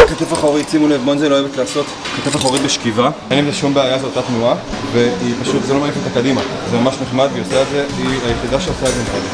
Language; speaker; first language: Hebrew; native; Hebrew